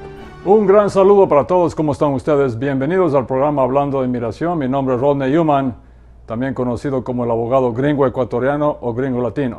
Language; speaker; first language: Spanish; non-native, fluent; English